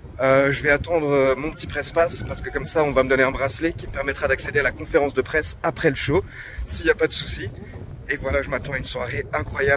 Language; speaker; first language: French; native; French